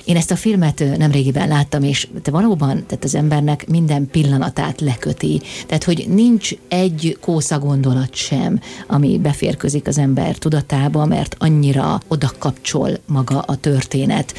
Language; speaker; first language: Hungarian; native; Hungarian